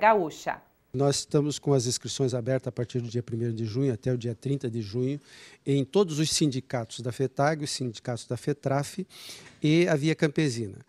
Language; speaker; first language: Portuguese; native; Portuguese